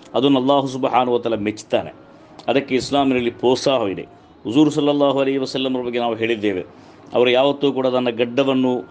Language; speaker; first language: Kannada; non-native, local second language; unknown